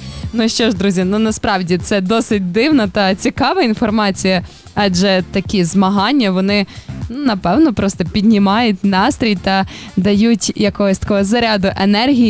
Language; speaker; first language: Ukrainian; native; Ukrainian